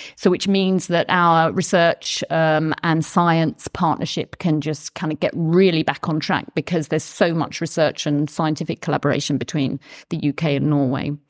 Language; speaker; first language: English; native; English